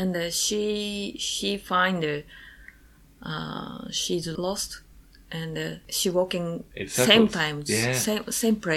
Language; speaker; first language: English; non-native, learner; Japanese